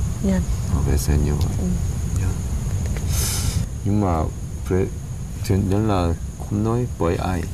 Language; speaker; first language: Vietnamese; non-native, learner; English